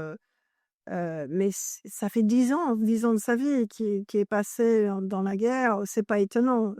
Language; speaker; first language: French; non-native, fluent; English